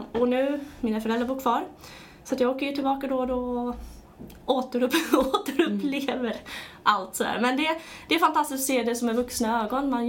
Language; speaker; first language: Swedish; early bilingual, other home language; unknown